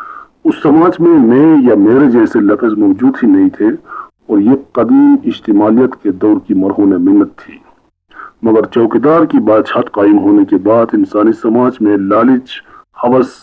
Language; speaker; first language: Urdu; non-native, local second language; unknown